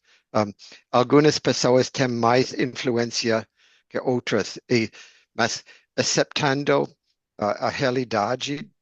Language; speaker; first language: Portuguese; non-native, learner; English